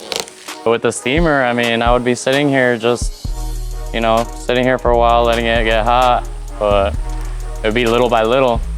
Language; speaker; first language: English; native; English